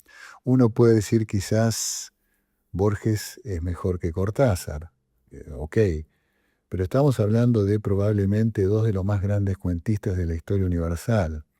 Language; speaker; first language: Spanish; native; Spanish